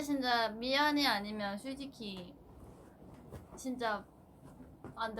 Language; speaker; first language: Korean; non-native, fluent; Thai